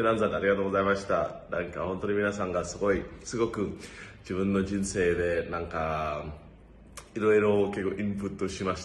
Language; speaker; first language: Japanese; non-native, fluent; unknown